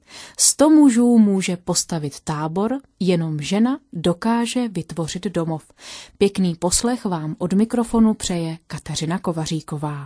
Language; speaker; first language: Czech; native; Czech